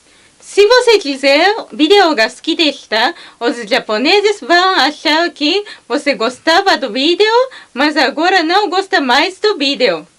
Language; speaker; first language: Portuguese; non-native, fluent; Japanese